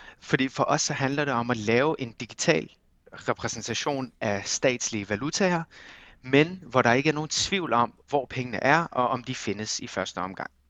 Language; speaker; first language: Danish; early bilingual, other home language; Armenian